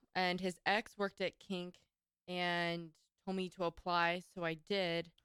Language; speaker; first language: English; native; English